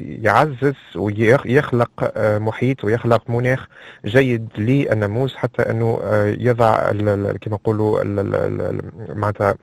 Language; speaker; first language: Arabic; native; Arabic